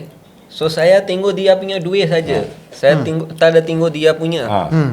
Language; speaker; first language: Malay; non-native, learner; Punjabi